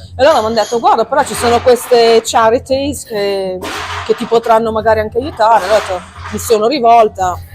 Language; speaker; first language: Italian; native; Italian